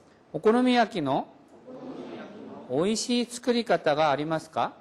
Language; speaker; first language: Japanese; non-native, fluent; Korean